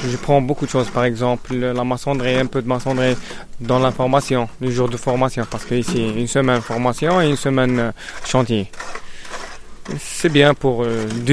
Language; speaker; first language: French; non-native, learner; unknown